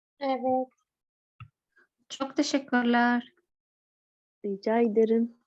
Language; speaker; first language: Turkish; non-native, learner; Arabic